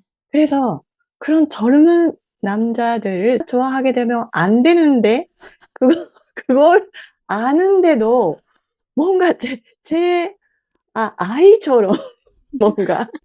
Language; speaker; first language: Korean; non-native, learner; Japanese